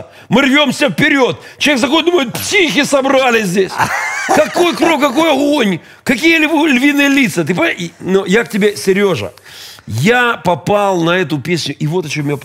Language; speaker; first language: Russian; native; Russian